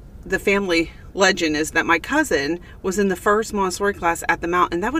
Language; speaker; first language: English; native; English